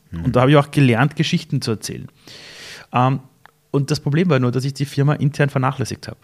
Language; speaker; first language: German; early bilingual, other home language; Persian